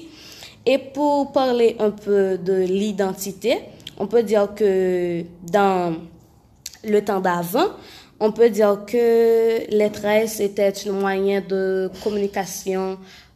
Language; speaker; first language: French; non-native, local second language; Haitian Creole